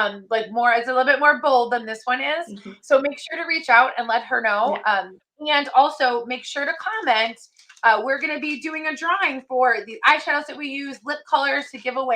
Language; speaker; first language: English; native; English